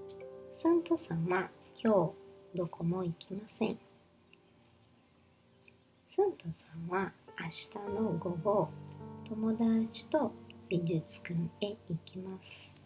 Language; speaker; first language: Japanese; non-native, learner; Portuguese